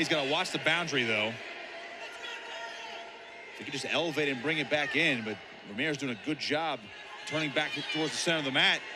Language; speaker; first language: English; native; English